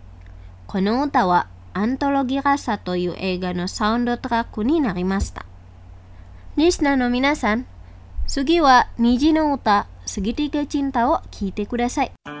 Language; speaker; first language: Japanese; non-native, fluent; Indonesian